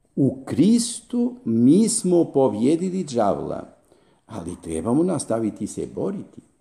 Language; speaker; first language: Croatian; non-native, fluent; Spanish